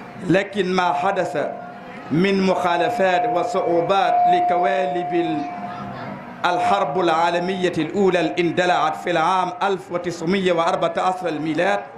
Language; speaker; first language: Arabic; non-native, fluent; Wolof